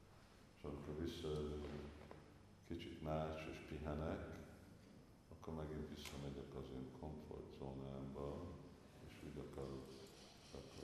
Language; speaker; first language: Hungarian; non-native, fluent; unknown